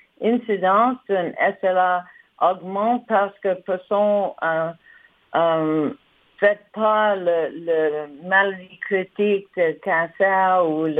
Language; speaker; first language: French; non-native, learner; English